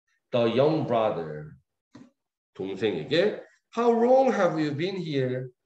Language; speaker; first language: English; non-native, fluent; Korean